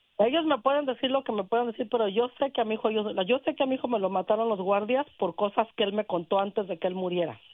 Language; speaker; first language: Spanish; native; Spanish